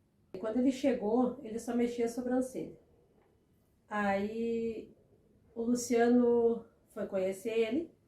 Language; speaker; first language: Portuguese; native; Portuguese